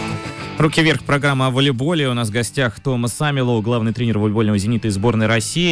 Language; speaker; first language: Russian; native; Russian